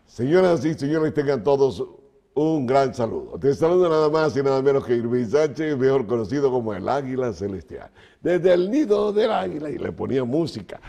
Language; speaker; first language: Spanish; native; Spanish